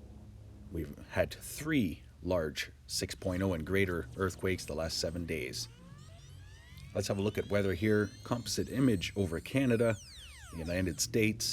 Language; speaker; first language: English; native; English